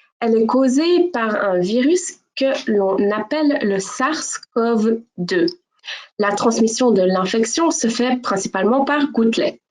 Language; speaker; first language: French; native; French